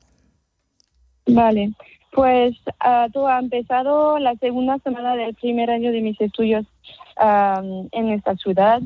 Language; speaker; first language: Spanish; non-native, fluent; French